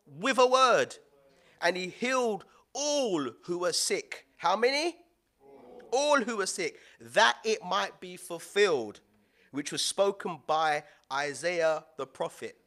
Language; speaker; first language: English; native; English